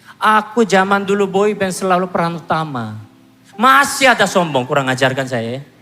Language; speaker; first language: Indonesian; non-native, fluent; Korean